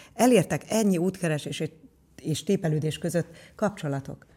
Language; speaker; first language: Hungarian; native; Hungarian